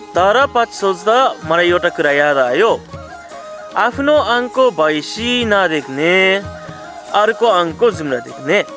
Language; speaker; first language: Nepali; non-native, fluent; Japanese